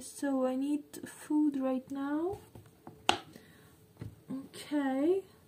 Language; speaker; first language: English; non-native, learner; Russian